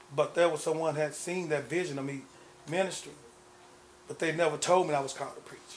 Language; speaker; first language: English; native; English